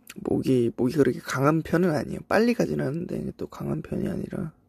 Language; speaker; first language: Korean; native; Korean